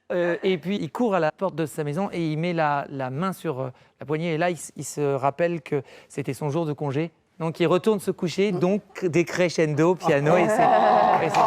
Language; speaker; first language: French; native; French